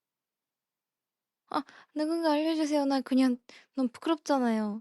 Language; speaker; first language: Korean; non-native, fluent; Japanese